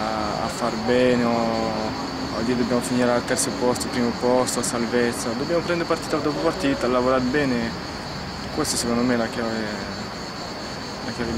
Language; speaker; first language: Italian; non-native, fluent; French